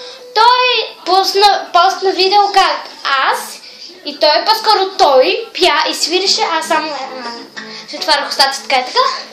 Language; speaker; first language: Bulgarian; early bilingual, heritage; Bulgarian